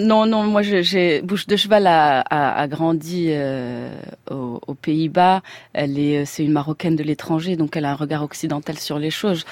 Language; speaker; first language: French; non-native, local second language; Arabic